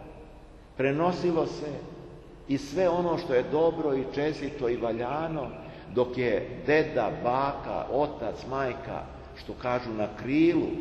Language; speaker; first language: Serbian; native; Serbian